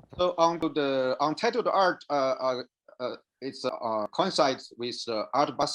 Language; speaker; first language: English; non-native, learner; Chinese